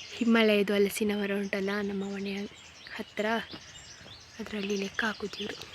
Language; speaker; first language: Kannada; non-native, local second language; Tulu